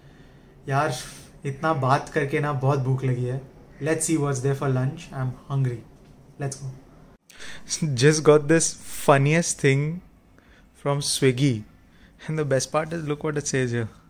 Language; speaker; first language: English; non-native, local second language; Hindi